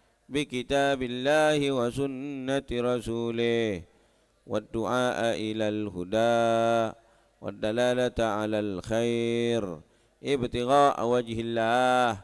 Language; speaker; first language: Arabic; non-native, fluent; Indonesian